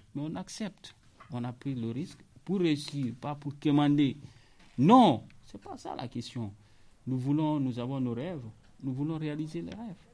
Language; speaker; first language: French; non-native, local second language; Fula